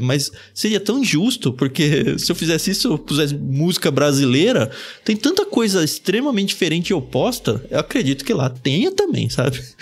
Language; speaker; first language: Portuguese; native; Portuguese